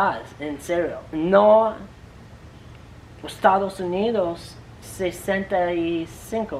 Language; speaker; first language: Portuguese; non-native, learner; English